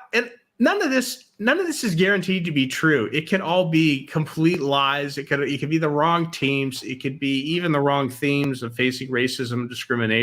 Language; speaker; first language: English; native; English